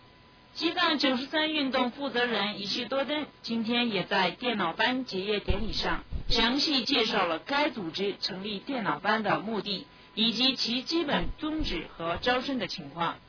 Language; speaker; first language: Chinese; native; Chinese